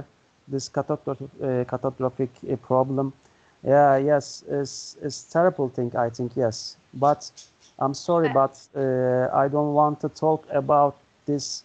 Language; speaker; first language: English; non-native, learner; Turkish